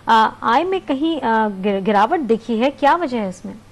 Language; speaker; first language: Hindi; non-native, local second language; Gujarati